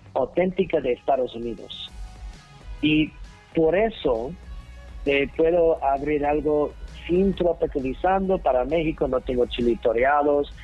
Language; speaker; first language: Spanish; non-native, learner; English